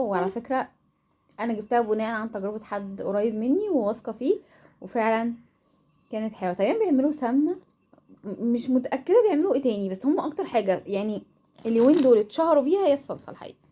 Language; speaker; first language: Arabic; native; Arabic